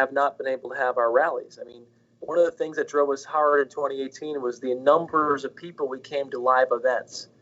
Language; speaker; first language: English; native; English